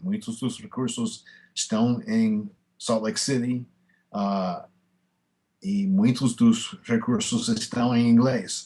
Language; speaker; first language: Portuguese; non-native, fluent; English